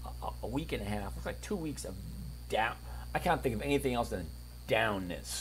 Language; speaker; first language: English; native; English